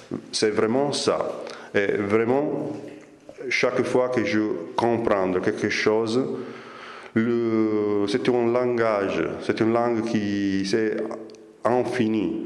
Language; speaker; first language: French; non-native, fluent; Italian